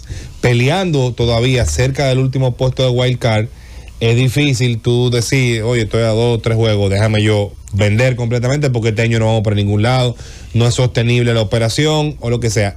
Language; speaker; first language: Spanish; native; Spanish